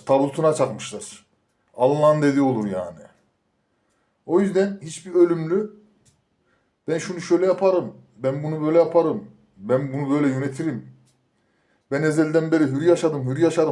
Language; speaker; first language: Turkish; native; Turkish